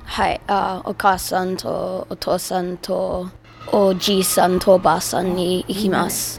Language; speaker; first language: Japanese; non-native, learner; English